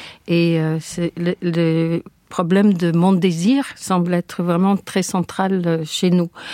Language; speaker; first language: French; non-native, fluent; English